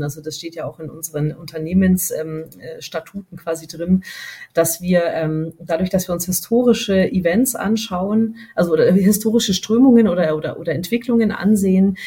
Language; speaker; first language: German; native; German